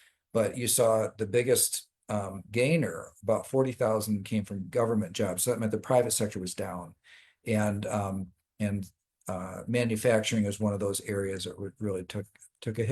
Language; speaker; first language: English; native; English